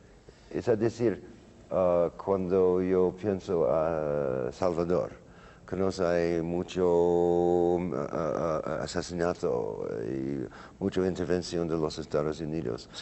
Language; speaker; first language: Spanish; non-native, learner; English